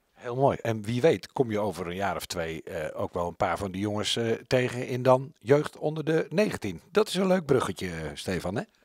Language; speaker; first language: Dutch; native; Dutch